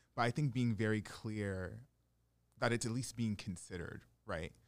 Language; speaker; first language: English; native; English